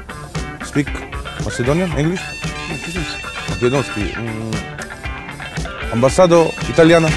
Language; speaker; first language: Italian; non-native, learner; Macedonian